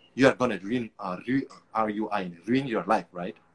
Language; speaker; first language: English; non-native, local second language; Nepali